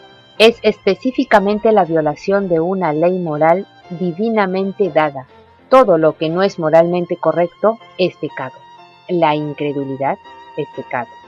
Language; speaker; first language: Spanish; native; Spanish